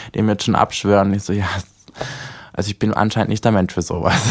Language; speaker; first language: German; native; German